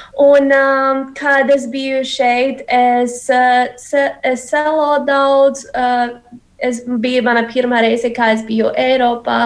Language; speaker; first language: Latvian; non-native, learner; Spanish